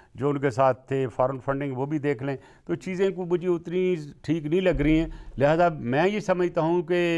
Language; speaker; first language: Urdu; non-native, local second language; Punjabi